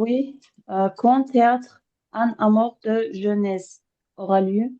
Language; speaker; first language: French; non-native, learner; Azerbaijani